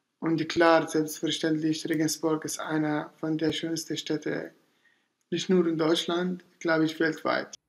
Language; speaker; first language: German; non-native, fluent; Arabic